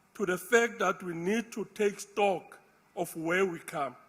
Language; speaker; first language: English; non-native, local second language; Afrikaans